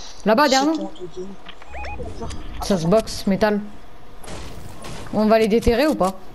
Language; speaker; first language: French; native; French